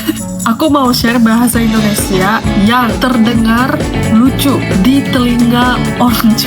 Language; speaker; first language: Indonesian; non-native, fluent; Japanese